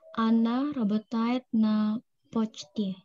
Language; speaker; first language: Russian; non-native, learner; Indonesian